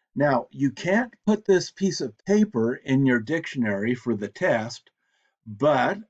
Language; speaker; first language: English; native; English